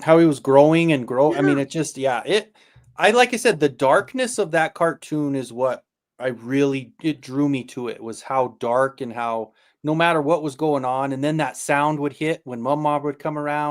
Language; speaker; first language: English; native; English